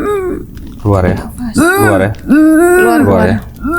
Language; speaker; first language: Indonesian; native; Indonesian